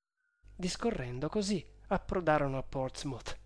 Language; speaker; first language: Italian; native; Italian